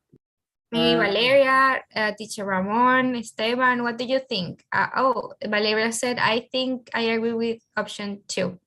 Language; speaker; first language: English; non-native, fluent; Spanish